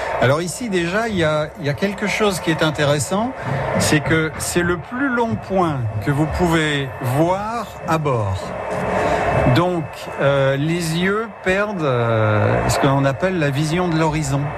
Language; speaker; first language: French; native; French